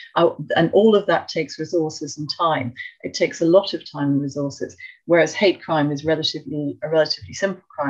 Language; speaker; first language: English; native; English